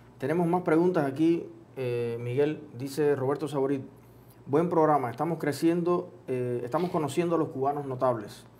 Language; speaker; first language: Spanish; native; Spanish